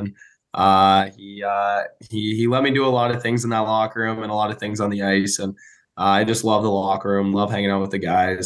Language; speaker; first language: English; native; English